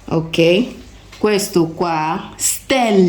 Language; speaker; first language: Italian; non-native, fluent; English